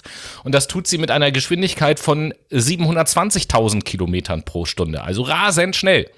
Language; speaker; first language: German; native; German